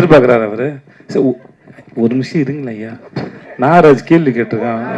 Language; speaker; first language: Tamil; native; Tamil